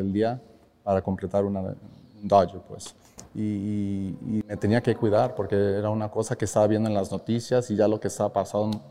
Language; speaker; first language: Spanish; early bilingual, heritage; Spanish